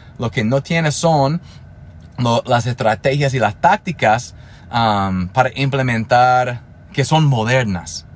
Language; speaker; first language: Spanish; non-native, fluent; English